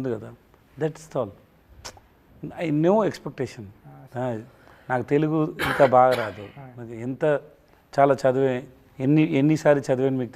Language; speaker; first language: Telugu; non-native, learner; Tamil